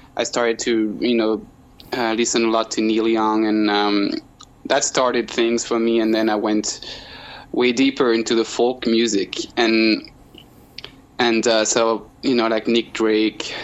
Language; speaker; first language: English; non-native, fluent; French